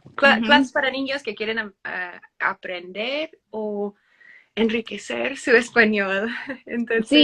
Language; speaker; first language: Spanish; early bilingual, heritage; English